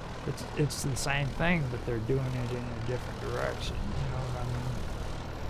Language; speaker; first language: English; native; English